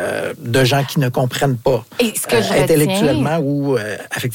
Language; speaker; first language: French; native; French